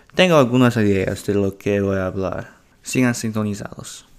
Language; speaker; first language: Spanish; non-native, learner; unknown